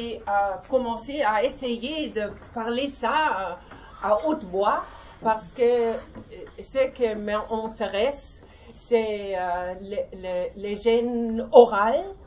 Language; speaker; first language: French; non-native, learner; German